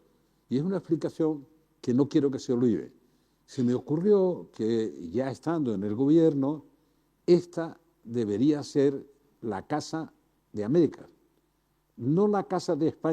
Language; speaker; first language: Spanish; native; Spanish